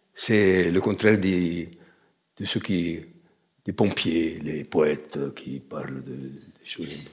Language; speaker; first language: French; native; French